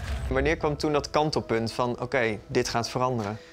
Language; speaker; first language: Dutch; native; Dutch